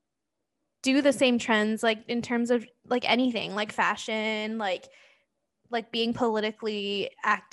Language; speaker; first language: English; non-native, local second language; Cantonese